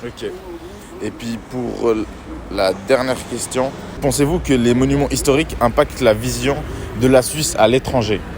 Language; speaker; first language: French; native; French